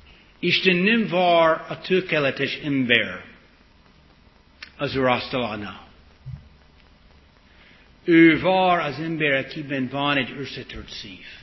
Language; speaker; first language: Hungarian; non-native, fluent; English